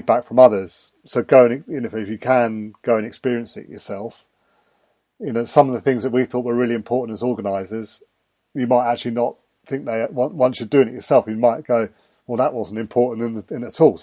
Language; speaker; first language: English; native; English